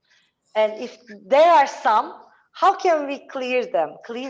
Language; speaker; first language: English; non-native, learner; Turkish